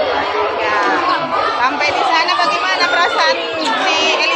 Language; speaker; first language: Indonesian; native; Indonesian